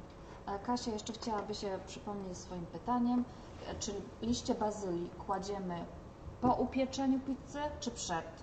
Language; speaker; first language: Polish; native; Polish